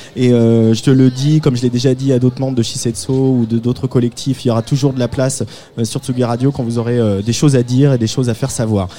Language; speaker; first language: French; native; French